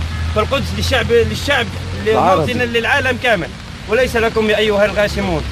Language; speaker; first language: Arabic; native; Arabic